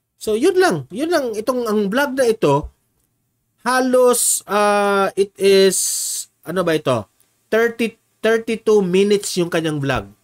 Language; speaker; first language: Filipino; non-native, local second language; Cebuano